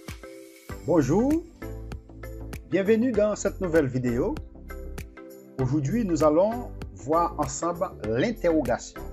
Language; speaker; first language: French; non-native, fluent; Portuguese